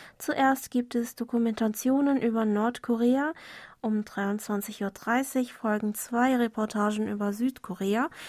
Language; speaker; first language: German; non-native, fluent; Korean